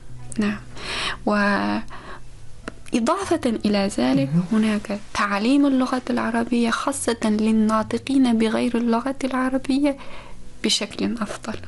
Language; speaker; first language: Arabic; non-native, fluent; Uzbek